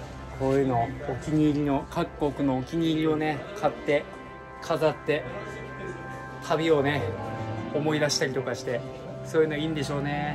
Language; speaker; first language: Japanese; native; Japanese